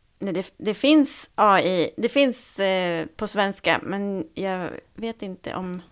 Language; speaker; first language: Swedish; native; Swedish